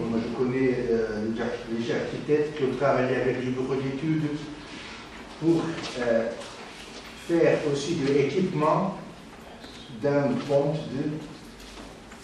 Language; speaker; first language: French; non-native, learner; Portuguese